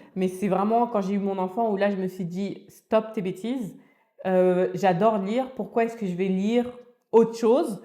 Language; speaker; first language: French; early bilingual, other home language; Wolof